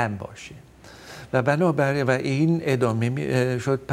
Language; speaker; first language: Persian; non-native, fluent; Dutch